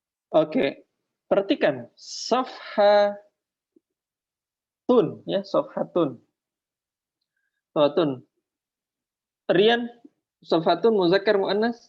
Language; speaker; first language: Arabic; non-native, fluent; Indonesian